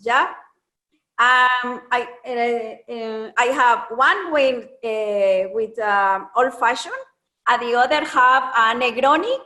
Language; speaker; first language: English; non-native, learner; Spanish